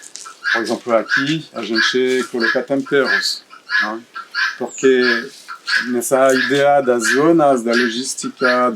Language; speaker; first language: Portuguese; non-native, fluent; French